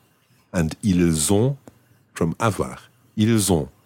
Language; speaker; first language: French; non-native, fluent; English